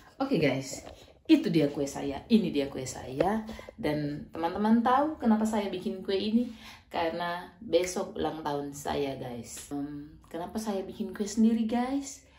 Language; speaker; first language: Indonesian; non-native, local second language; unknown